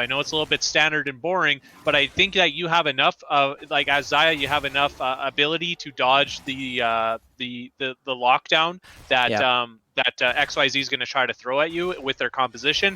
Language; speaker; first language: English; native; English